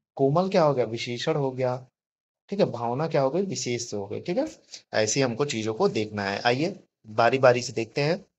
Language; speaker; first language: Hindi; native; Hindi